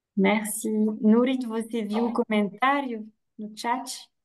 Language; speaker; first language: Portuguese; non-native, fluent; French